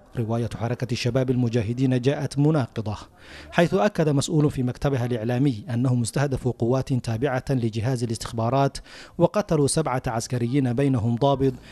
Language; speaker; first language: Arabic; non-native, local second language; Somali